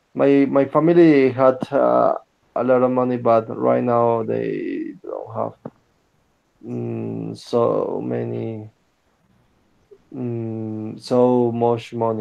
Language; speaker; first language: English; non-native, learner; Spanish